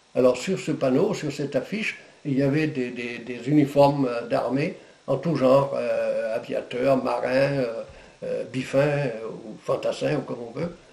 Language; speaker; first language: French; non-native, local second language; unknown